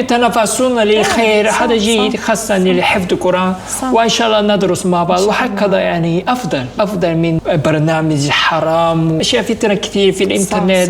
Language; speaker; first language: Arabic; non-native, fluent; Korean